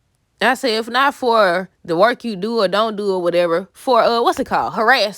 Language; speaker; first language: English; native; English